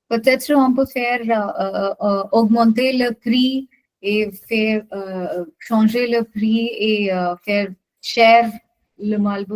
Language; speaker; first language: French; non-native, learner; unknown